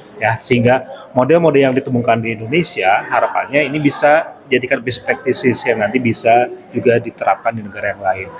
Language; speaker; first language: Indonesian; native; Indonesian